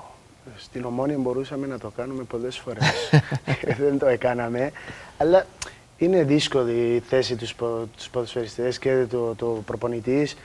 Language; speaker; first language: Greek; non-native, learner; Portuguese